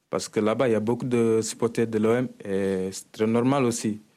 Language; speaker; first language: French; non-native, local second language; Wolof